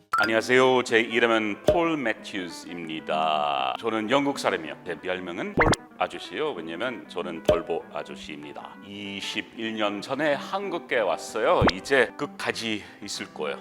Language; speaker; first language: Korean; non-native, learner; English